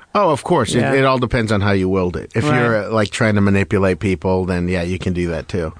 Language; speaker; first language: English; native; English